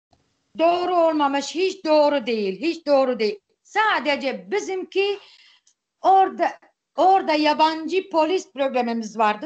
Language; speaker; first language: Turkish; non-native, local second language; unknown